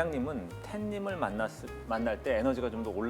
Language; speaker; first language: Korean; native; Korean